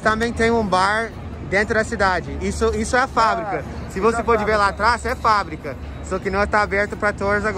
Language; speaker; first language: Portuguese; non-native, fluent; English